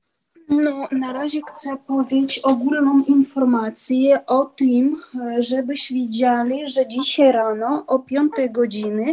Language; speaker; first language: Polish; non-native, learner; Ukrainian